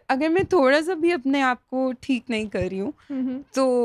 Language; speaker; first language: Urdu; native; Urdu